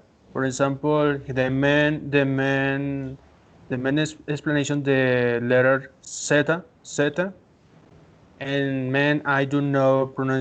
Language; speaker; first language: English; non-native, learner; Spanish